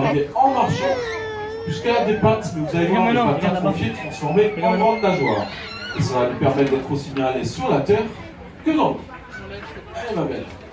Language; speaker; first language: French; native; French